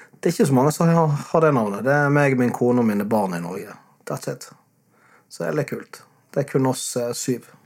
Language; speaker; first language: Norwegian; native; Norwegian